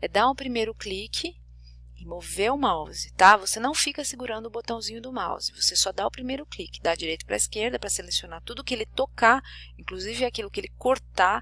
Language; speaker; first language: Portuguese; native; Portuguese